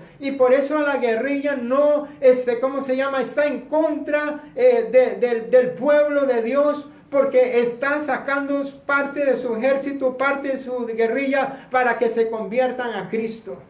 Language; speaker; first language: Spanish; native; Spanish